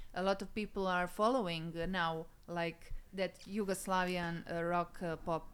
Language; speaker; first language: English; non-native, fluent; Serbian